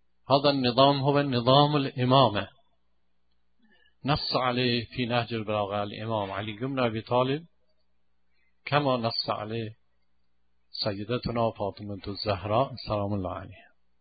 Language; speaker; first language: Arabic; non-native, fluent; Persian